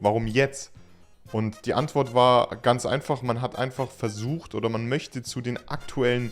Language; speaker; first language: German; native; German